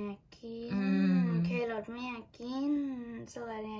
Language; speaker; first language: Thai; early bilingual, heritage; Thai